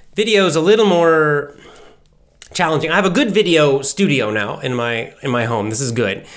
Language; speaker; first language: English; native; English